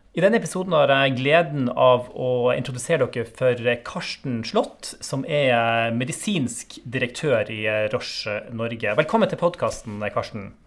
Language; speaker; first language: Norwegian; native; Norwegian